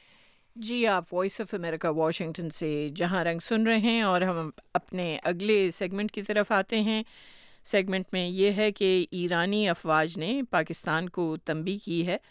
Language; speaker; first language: Urdu; native; Urdu